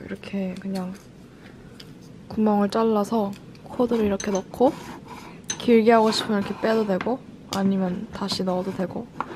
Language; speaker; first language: Korean; early bilingual, heritage; Korean